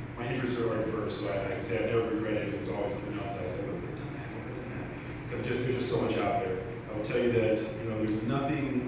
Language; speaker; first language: English; native; English